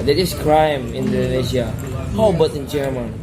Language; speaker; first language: English; non-native, learner; Indonesian